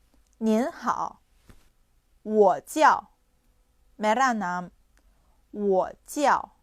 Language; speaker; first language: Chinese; non-native, fluent; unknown